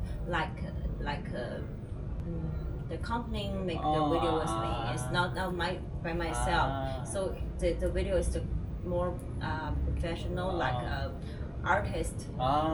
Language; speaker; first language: English; non-native, learner; Chinese